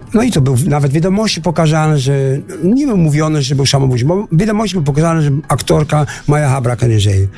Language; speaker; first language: Polish; non-native, fluent; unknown